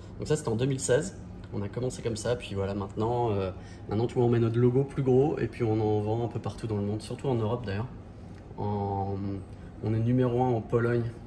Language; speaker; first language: French; native; French